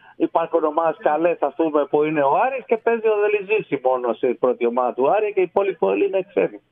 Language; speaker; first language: Greek; non-native, fluent; Spanish